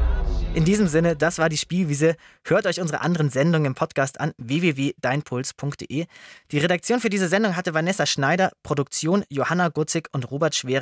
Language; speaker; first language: German; native; German